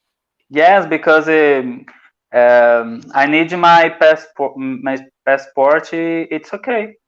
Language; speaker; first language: English; non-native, learner; Portuguese